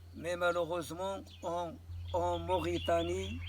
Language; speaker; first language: French; non-native, local second language; Arabic